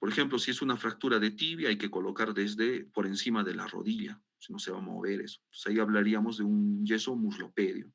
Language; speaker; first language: Spanish; native; Spanish